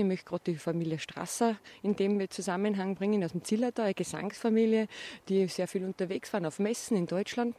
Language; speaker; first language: German; native; German